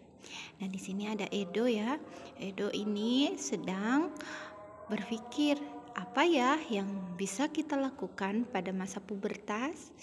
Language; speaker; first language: Indonesian; native; Indonesian